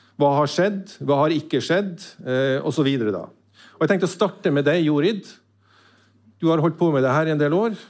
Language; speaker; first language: Norwegian; native; Norwegian